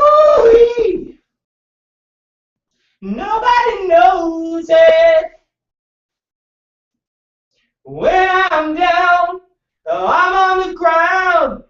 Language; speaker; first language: English; native; English